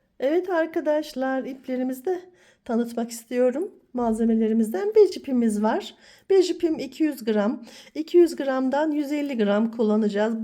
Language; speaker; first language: Turkish; native; Turkish